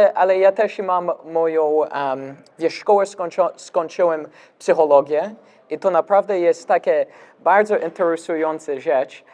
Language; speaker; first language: Polish; early bilingual, heritage; Polish